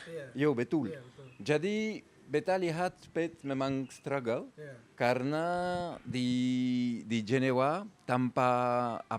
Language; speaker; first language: Indonesian; non-native, fluent; French